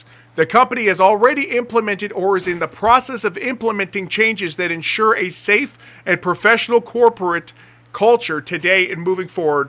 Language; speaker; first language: English; native; English